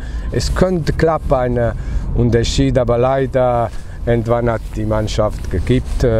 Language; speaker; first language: German; non-native, fluent; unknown